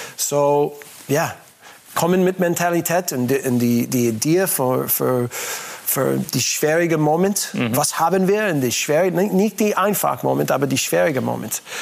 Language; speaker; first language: German; non-native, learner; English